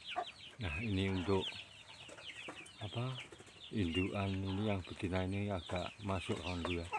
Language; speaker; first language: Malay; non-native, local second language; Javanese